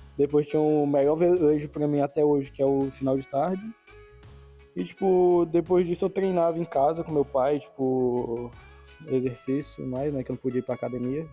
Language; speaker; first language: Portuguese; native; Portuguese